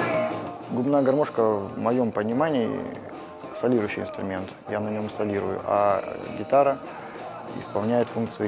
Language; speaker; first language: Russian; native; Russian